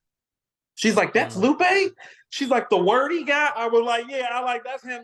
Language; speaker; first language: English; native; English